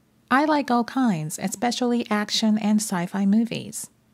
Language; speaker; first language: English; non-native, fluent; Japanese